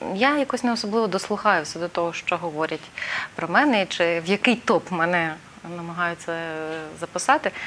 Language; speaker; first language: Ukrainian; native; Ukrainian